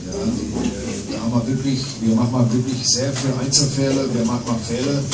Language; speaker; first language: German; non-native, fluent; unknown